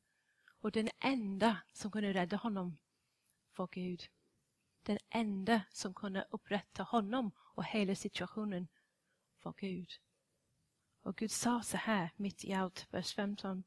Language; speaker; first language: Swedish; non-native, fluent; English